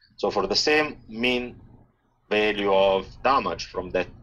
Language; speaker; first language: English; non-native, fluent; Italian